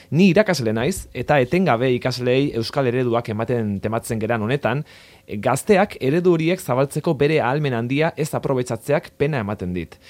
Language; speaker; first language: Basque; native; Basque